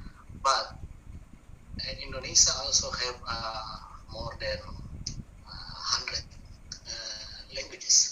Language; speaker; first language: English; non-native, learner; Buginese